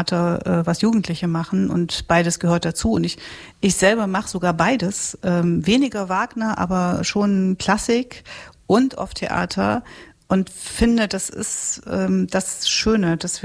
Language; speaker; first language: German; native; German